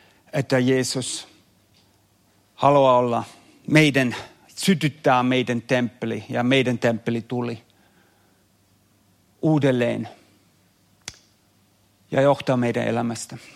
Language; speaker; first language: Finnish; non-native, fluent; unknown